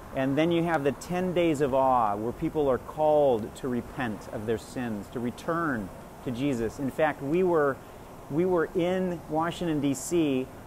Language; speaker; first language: English; native; English